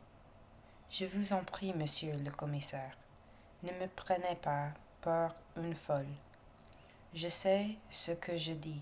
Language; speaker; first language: French; non-native, learner; English